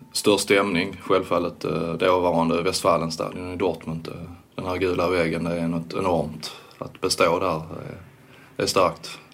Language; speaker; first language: Swedish; native; Swedish